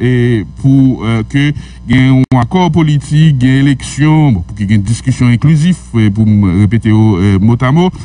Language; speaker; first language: French; non-native, local second language; Haitian Creole